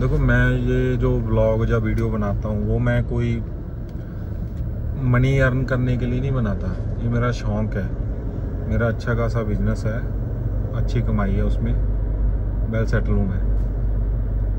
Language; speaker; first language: Hindi; non-native, local second language; Punjabi